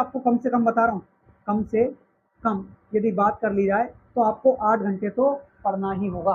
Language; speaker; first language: Hindi; native; Hindi